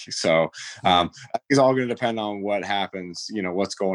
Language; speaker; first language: English; native; English